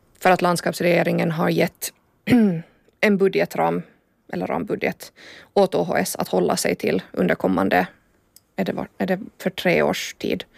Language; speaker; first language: Swedish; native; Swedish